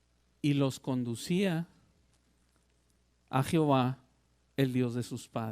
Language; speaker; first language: Spanish; native; Spanish